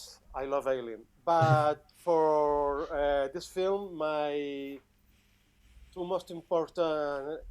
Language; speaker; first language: English; non-native, fluent; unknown